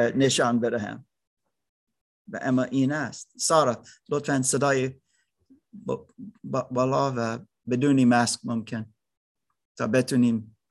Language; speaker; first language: Persian; non-native, learner; German